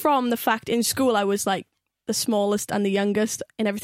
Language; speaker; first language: English; native; English